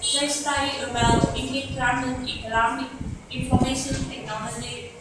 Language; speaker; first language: English; non-native, learner; Vietnamese